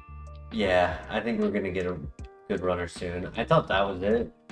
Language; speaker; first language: English; native; English